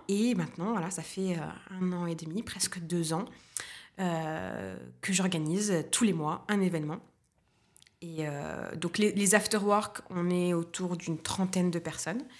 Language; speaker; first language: French; non-native, local second language; Arabic